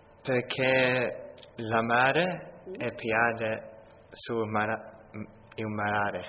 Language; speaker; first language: Italian; non-native, learner; English